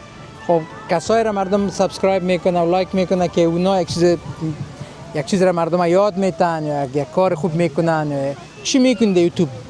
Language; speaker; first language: Persian; non-native, local second language; Pashto